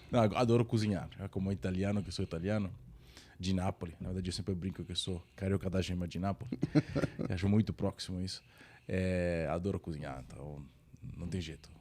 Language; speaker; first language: Portuguese; non-native, fluent; Italian